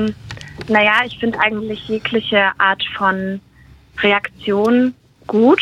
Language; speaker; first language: German; native; German